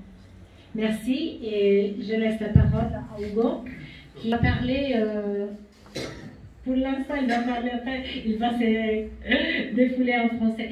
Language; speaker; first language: French; non-native, fluent; Italian